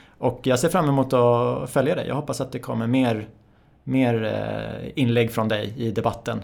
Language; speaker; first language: Swedish; early bilingual, other home language; Persian